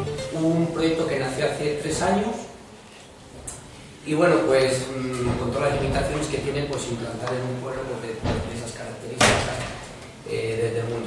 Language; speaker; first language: Spanish; native; Spanish